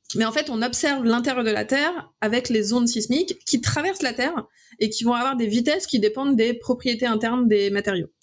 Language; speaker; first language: French; native; French